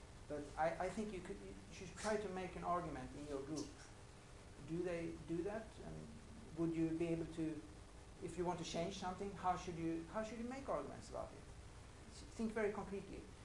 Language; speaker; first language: English; non-native, fluent; Swedish